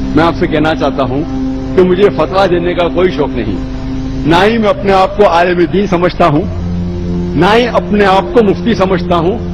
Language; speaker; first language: Urdu; non-native, local second language; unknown